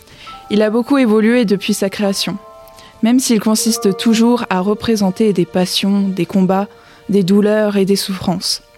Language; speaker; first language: French; native; French